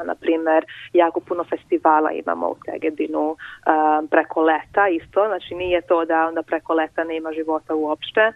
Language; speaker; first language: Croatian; non-native, local second language; Hungarian